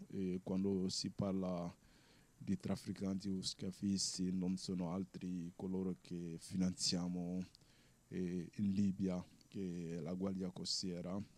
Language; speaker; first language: Italian; non-native, fluent; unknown